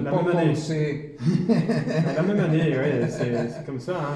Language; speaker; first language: French; native; French